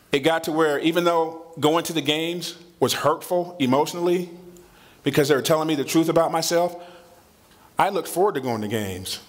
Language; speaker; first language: English; native; English